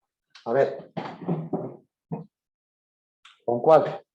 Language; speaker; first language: Spanish; native; Spanish